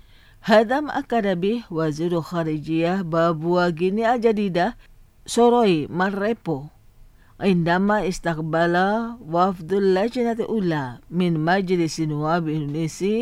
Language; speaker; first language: Arabic; non-native, fluent; Indonesian